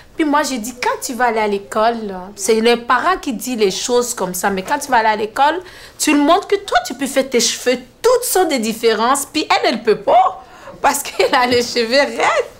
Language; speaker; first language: French; non-native, fluent; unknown